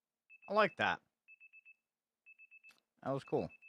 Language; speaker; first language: English; native; English